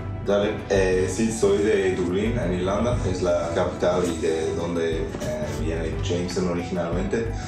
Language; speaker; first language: Spanish; non-native, fluent; English